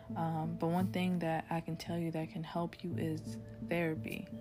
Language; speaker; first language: English; early bilingual, other home language; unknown